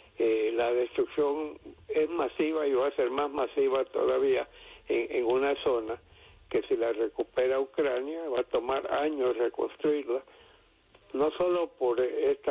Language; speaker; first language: Spanish; native; Spanish